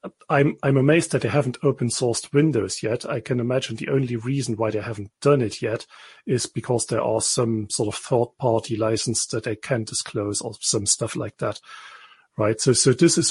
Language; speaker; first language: English; non-native, fluent; German